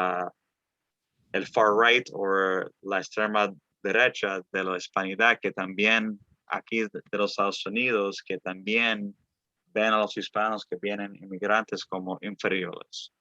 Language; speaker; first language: Spanish; early bilingual, other home language; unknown